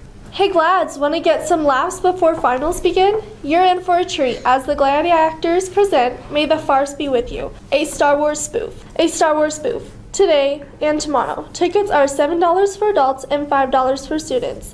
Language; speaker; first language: English; native; English